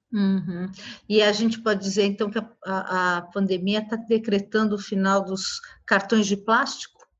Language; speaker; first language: Portuguese; native; Portuguese